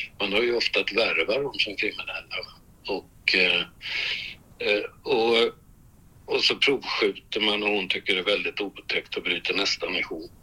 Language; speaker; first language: Swedish; native; Swedish